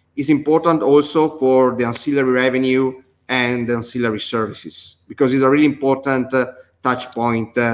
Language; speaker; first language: English; non-native, learner; Italian